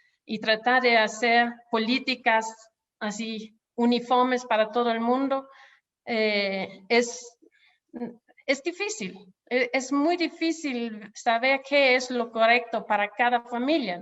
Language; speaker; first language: Spanish; non-native, fluent; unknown